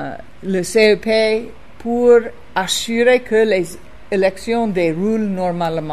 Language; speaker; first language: French; non-native, fluent; English